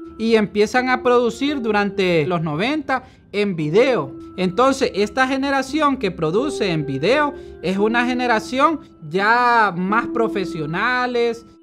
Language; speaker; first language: Spanish; native; Spanish